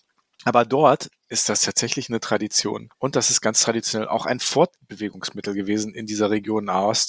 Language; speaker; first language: German; native; German